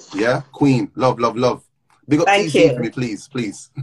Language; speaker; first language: English; native; English